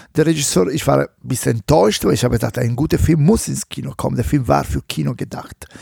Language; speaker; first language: German; non-native, fluent; Italian